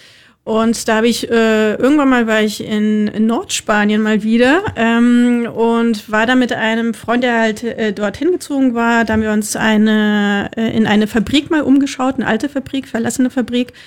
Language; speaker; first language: German; native; German